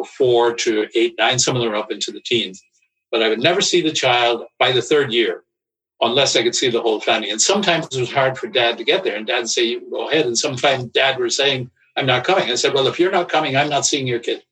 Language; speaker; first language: English; native; English